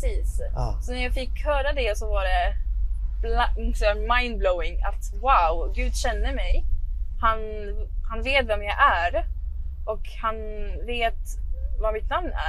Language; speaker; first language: Swedish; non-native, fluent; Arabic